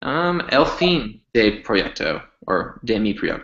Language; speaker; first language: Spanish; non-native, learner; English